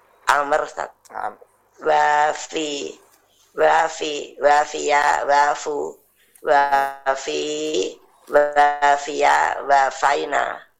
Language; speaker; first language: Arabic; non-native, learner; Indonesian